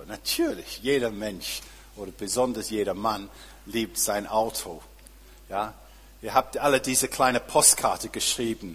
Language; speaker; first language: German; non-native, fluent; English